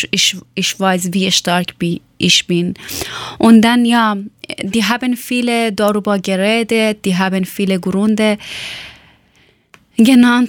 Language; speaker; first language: German; non-native, learner; Persian